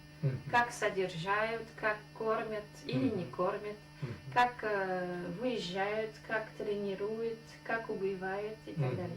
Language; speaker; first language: Russian; non-native, fluent; French